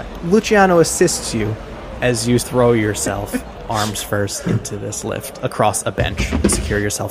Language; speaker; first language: English; native; English